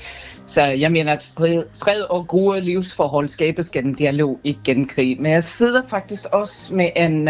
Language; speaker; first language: Danish; non-native, fluent; Persian